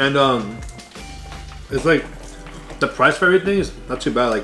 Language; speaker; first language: English; early bilingual, other home language; Spanish